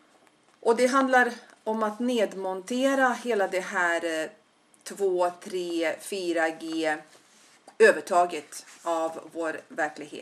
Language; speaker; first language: Swedish; non-native, fluent; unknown